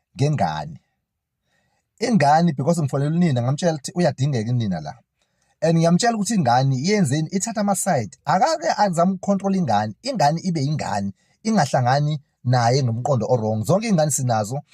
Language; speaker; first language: Zulu; native; Zulu